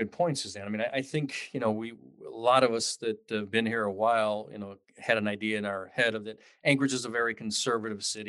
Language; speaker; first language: English; native; English